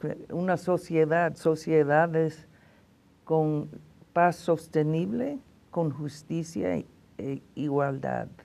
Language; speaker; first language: Spanish; non-native, fluent; English